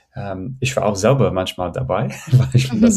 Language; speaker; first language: German; non-native, fluent; English